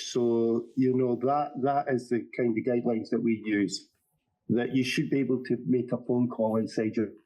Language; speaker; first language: English; native; English